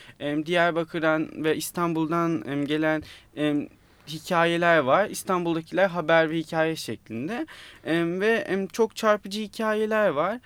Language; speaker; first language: Turkish; native; Turkish